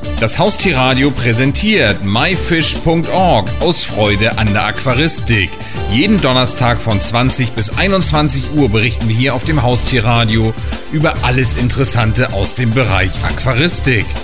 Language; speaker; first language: German; native; German